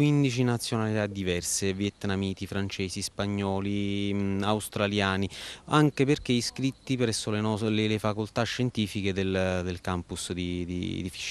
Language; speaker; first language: Italian; native; Italian